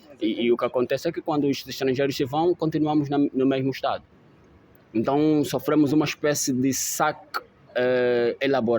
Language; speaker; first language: Portuguese; native; Portuguese